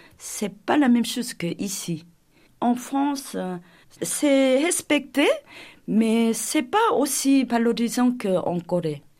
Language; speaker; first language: French; non-native, fluent; Korean